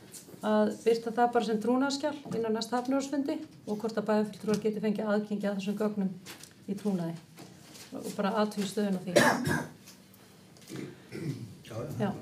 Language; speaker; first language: Icelandic; native; Icelandic